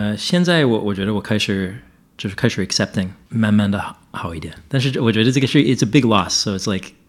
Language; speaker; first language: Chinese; non-native, fluent; English